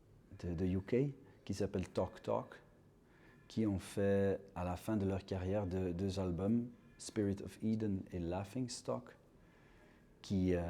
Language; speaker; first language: French; non-native, local second language; Dutch